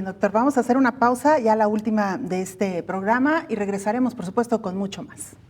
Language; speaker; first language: Spanish; native; Spanish